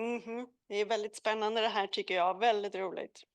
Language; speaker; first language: Swedish; native; Swedish